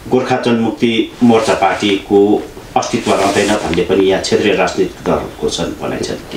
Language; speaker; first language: Nepali; native; Nepali